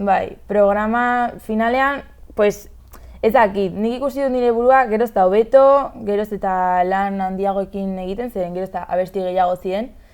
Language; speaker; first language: Basque; non-native, local second language; Spanish